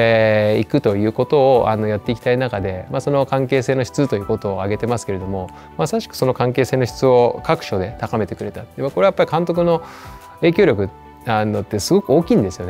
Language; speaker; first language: Japanese; native; Japanese